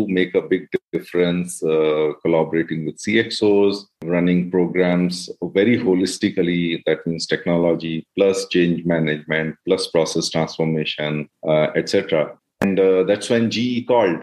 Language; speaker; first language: English; non-native, local second language; Hindi